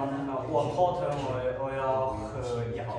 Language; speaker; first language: Chinese; non-native, learner; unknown